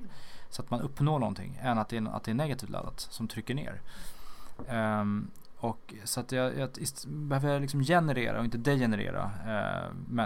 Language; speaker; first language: Swedish; native; Swedish